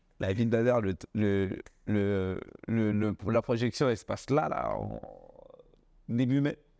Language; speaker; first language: French; early bilingual, other home language; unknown